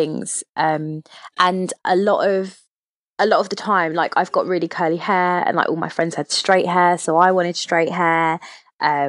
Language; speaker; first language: English; native; English